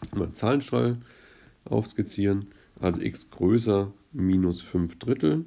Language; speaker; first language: German; native; German